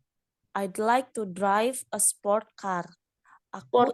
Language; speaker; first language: English; non-native, learner; Indonesian